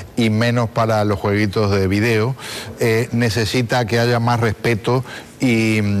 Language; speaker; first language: Spanish; native; Spanish